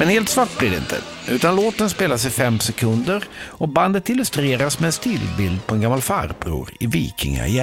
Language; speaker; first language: Swedish; native; Swedish